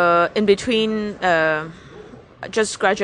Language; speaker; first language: English; non-native, local second language; Cantonese